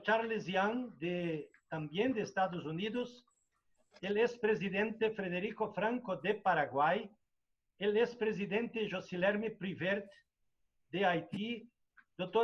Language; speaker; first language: Spanish; non-native, fluent; Portuguese